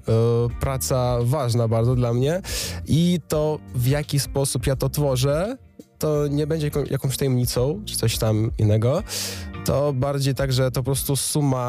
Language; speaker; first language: Polish; non-native, fluent; Ukrainian